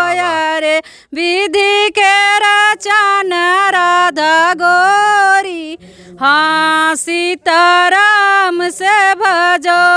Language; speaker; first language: Hindi; native; Hindi